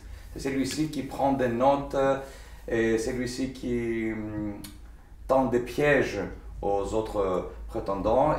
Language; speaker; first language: French; non-native, fluent; Greek